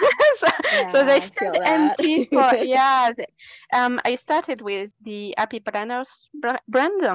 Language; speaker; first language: English; non-native, fluent; French